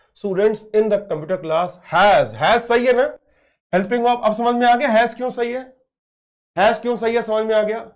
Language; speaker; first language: Hindi; native; Hindi